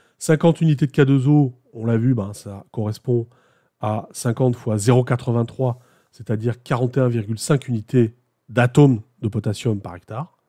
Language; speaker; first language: French; native; French